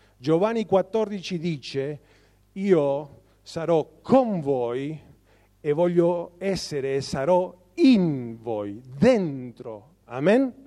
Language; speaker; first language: Italian; non-native, fluent; Spanish